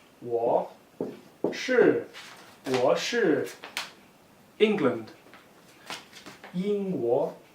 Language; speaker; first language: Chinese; non-native, fluent; English